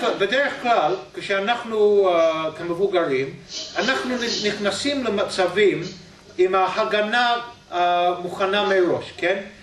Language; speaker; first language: Hebrew; non-native, fluent; English